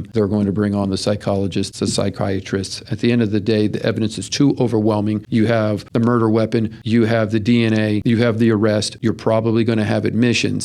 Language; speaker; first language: English; native; English